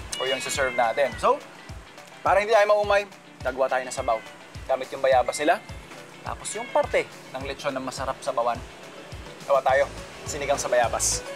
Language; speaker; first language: Filipino; non-native, local second language; Iloko